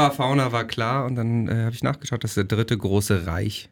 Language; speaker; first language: German; native; German